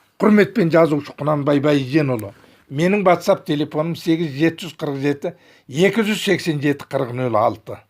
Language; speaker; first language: Kazakh; early bilingual, heritage; Kazakh